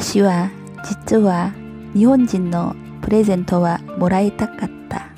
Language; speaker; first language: Japanese; non-native, learner; Korean